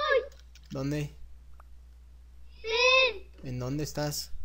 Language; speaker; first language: Spanish; native; Spanish